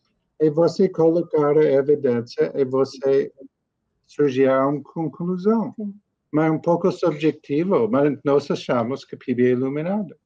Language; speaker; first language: Portuguese; non-native, learner; English